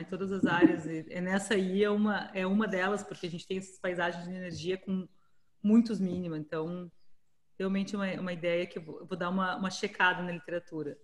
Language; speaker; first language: Portuguese; native; Portuguese